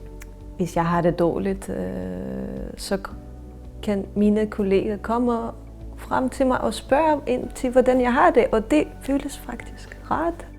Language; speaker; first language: Danish; non-native, fluent; Ukrainian